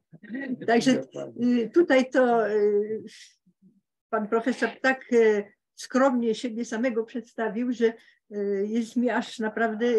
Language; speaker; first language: Polish; early bilingual, heritage; Polish